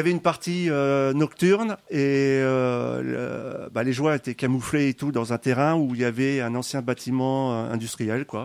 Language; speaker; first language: French; native; French